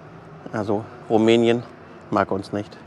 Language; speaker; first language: German; native; German